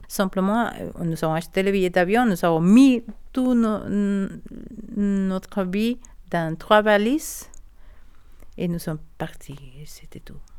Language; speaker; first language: French; non-native, learner; Spanish